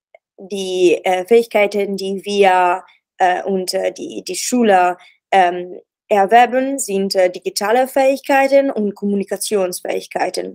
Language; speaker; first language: German; non-native, learner; Italian